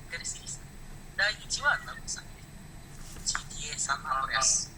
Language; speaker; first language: Japanese; non-native, learner; Indonesian